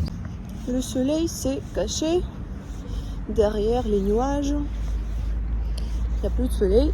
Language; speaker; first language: French; non-native, fluent; Russian